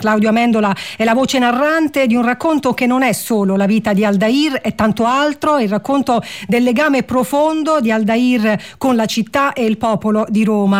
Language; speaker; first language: Italian; native; Italian